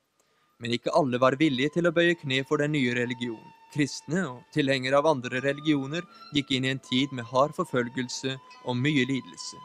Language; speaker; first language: Norwegian; native; Norwegian